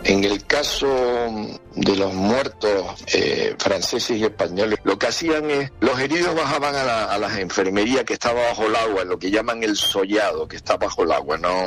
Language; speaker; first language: Spanish; native; Spanish